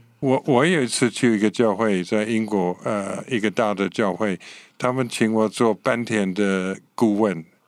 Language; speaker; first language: Chinese; non-native, fluent; English